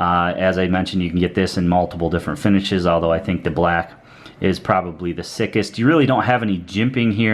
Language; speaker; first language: English; native; English